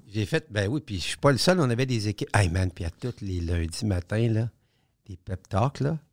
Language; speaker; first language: French; native; French